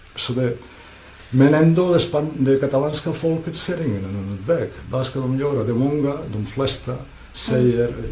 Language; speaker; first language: Swedish; non-native, fluent; Catalan